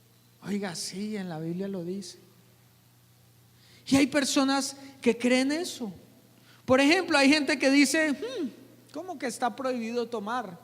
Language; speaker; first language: Spanish; native; Spanish